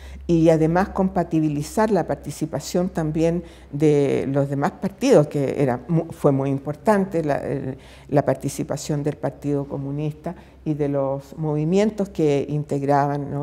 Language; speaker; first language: Spanish; native; Spanish